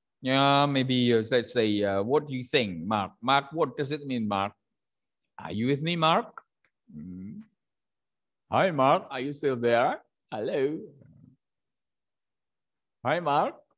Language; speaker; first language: English; non-native, fluent; Indonesian